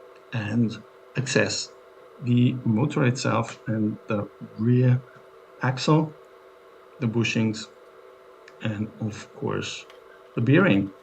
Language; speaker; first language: English; non-native, fluent; German